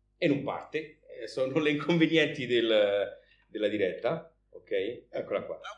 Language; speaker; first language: Italian; native; Italian